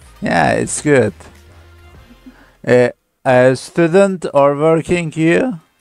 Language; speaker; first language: English; non-native, learner; Turkish